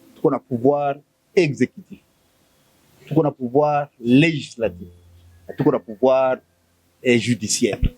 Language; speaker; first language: French; non-native, local second language; Swahili